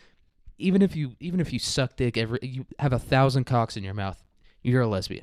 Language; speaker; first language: English; native; English